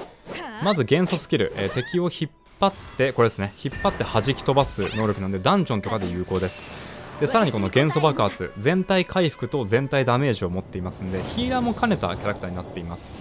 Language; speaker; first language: Japanese; native; Japanese